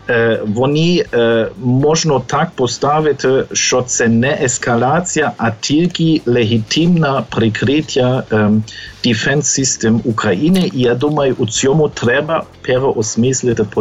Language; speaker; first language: Ukrainian; non-native, fluent; German